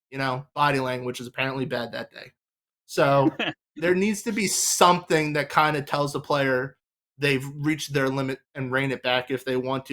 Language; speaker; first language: English; native; English